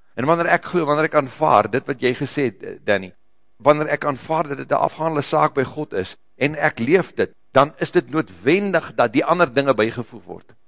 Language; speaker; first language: Afrikaans; native; Afrikaans